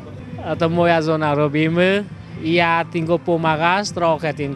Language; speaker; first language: Polish; non-native, learner; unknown